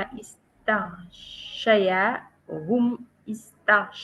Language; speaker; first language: Arabic; non-native, learner; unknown